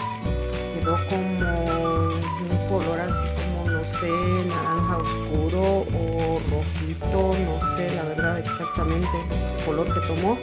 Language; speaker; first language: Spanish; native; Spanish